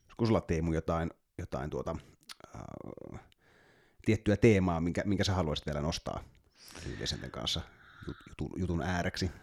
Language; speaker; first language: Finnish; native; Finnish